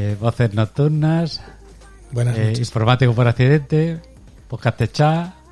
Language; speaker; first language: Spanish; native; Spanish